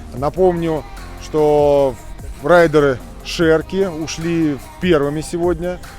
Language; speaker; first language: Russian; native; Russian